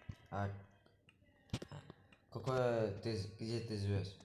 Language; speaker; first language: Russian; non-native, learner; Uzbek